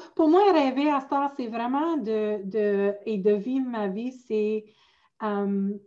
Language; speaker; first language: French; native; French